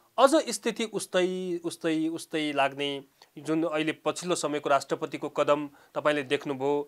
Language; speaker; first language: Nepali; native; Nepali